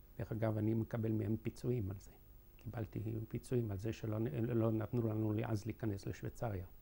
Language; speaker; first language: Hebrew; non-native, fluent; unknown